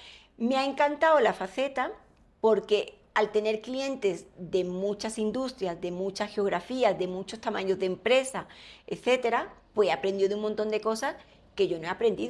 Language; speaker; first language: Spanish; native; Spanish